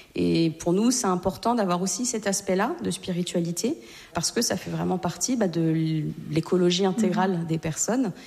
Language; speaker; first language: French; native; French